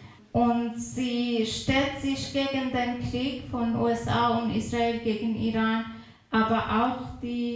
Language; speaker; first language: German; non-native, fluent; Persian